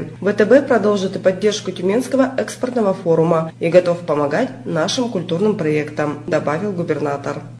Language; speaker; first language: Russian; native; Russian